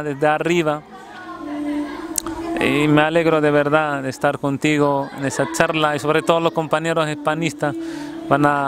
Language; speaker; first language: Spanish; non-native, fluent; Arabic